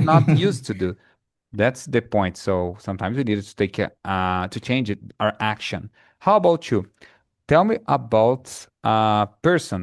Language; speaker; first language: English; non-native, fluent; Portuguese